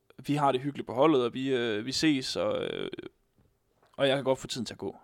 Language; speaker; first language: Danish; native; Danish